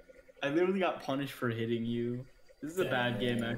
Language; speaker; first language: English; native; English